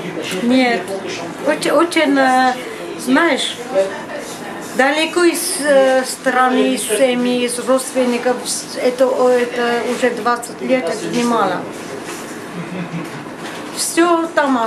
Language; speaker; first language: Russian; non-native, learner; Armenian